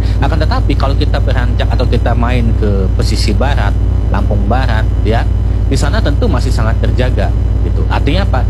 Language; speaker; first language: Indonesian; non-native, local second language; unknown